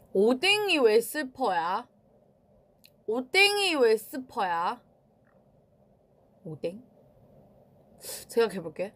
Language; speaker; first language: Korean; non-native, fluent; Chinese